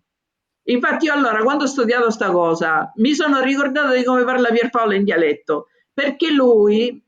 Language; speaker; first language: Italian; native; Italian